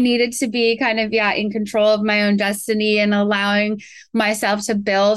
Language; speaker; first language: English; native; English